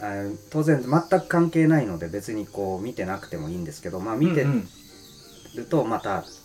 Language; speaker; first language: Japanese; native; Japanese